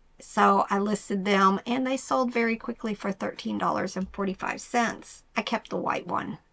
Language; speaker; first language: English; native; English